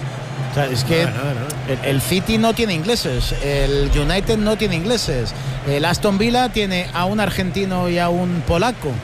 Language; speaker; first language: Spanish; native; Spanish